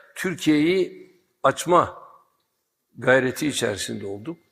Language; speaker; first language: Turkish; native; Turkish